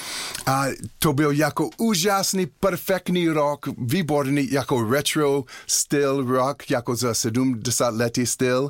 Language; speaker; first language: Czech; non-native, learner; English